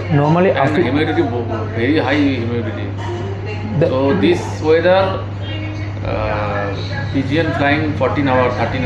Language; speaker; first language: English; non-native, learner; Bangla